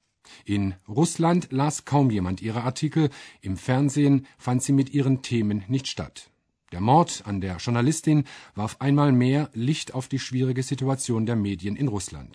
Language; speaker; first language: German; native; German